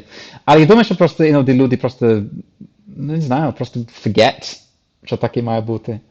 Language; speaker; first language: Ukrainian; non-native, fluent; English